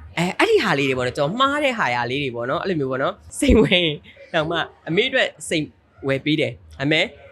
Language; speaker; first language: Burmese; native; Burmese